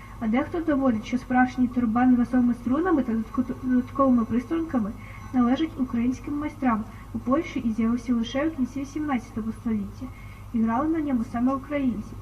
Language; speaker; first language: Ukrainian; native; Ukrainian